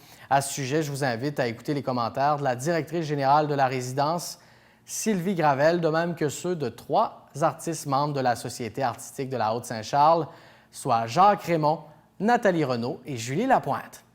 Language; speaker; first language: French; native; French